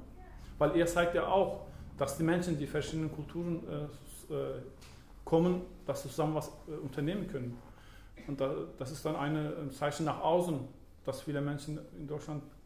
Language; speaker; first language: German; early bilingual, other home language; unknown